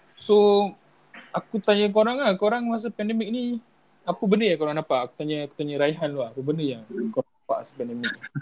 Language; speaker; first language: Malay; native; Malay